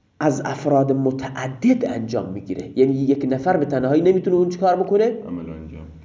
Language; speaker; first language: Persian; non-native, local second language; Baluchi